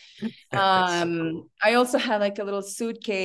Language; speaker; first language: English; non-native, fluent; Spanish